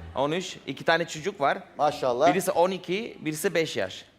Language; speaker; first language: Turkish; non-native, fluent; Spanish